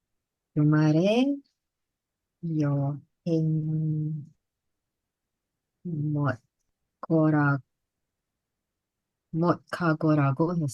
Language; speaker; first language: Korean; non-native, learner; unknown